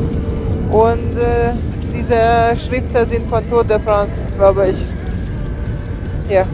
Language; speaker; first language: German; non-native, fluent; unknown